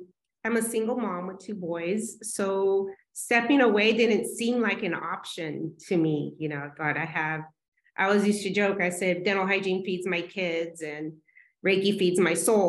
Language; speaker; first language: English; native; English